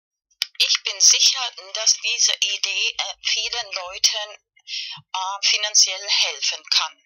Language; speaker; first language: German; non-native, learner; Spanish